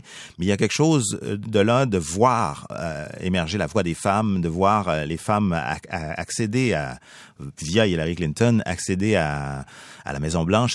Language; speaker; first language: French; native; French